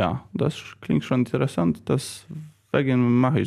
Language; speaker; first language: German; non-native, learner; Polish